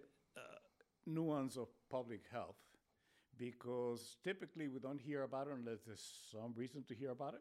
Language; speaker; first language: English; non-native, fluent; Spanish